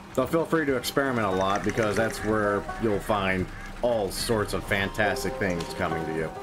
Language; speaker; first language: English; native; English